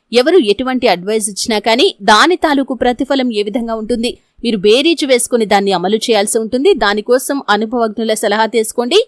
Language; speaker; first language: Telugu; native; Telugu